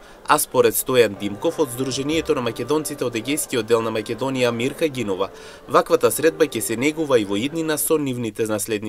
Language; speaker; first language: Macedonian; native; Macedonian